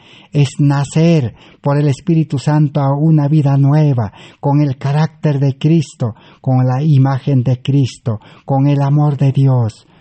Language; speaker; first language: Spanish; native; Spanish